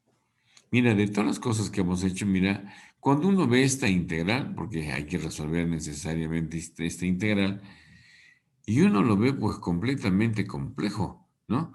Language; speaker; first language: Spanish; native; Spanish